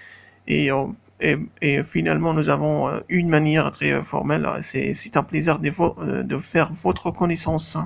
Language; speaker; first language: French; non-native, fluent; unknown